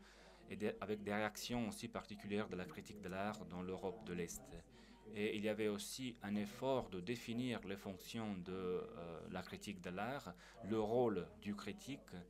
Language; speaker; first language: French; non-native, fluent; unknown